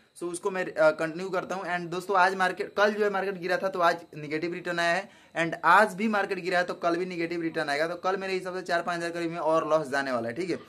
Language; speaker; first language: Hindi; native; Hindi